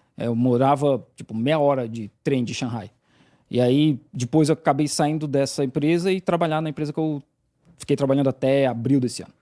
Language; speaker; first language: Portuguese; native; Portuguese